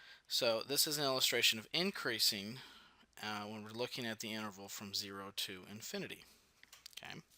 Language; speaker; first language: English; native; English